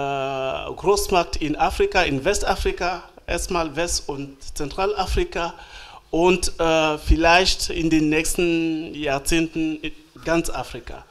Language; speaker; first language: German; non-native, fluent; French